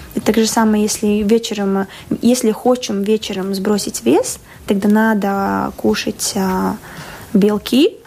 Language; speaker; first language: Russian; non-native, local second language; Latvian